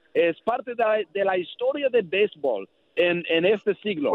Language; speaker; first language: Spanish; non-native, learner; English